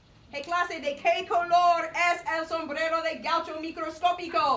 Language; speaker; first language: Spanish; non-native, fluent; English